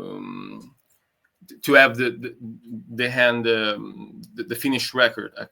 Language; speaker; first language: English; non-native, learner; Italian